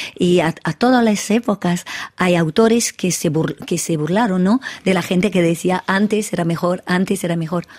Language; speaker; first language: Spanish; early bilingual, heritage; French